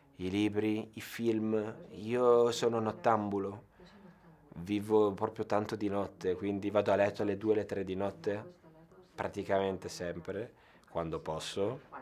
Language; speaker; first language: Italian; native; Italian